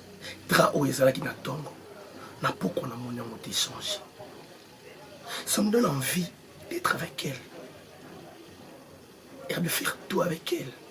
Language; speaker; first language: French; non-native, local second language; Lingala